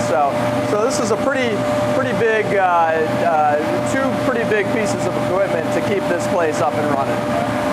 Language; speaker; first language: English; native; English